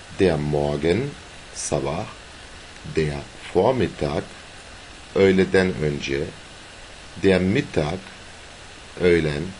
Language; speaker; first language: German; non-native, fluent; Turkish